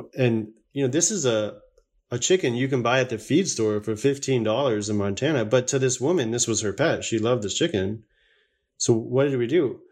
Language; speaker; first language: English; native; English